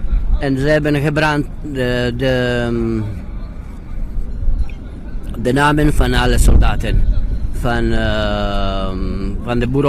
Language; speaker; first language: Dutch; non-native, learner; Italian